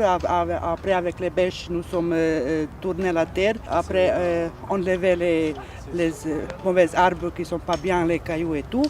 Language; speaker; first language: French; non-native, learner; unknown